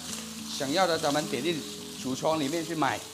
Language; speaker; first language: Chinese; native; Chinese